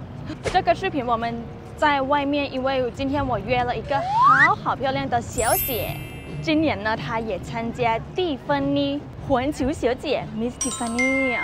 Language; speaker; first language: Chinese; non-native, fluent; Thai